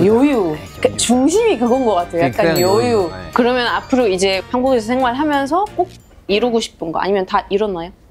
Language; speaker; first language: Korean; non-native, fluent; Arabic